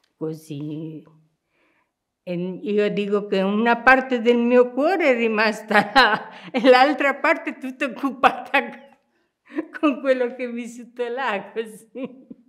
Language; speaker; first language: Italian; non-native, fluent; Spanish